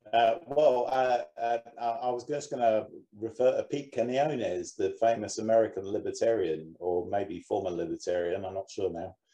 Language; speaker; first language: English; native; English